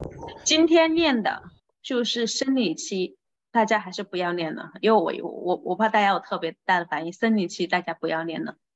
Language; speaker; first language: Chinese; native; Chinese